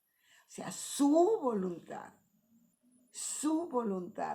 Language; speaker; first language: Spanish; native; Spanish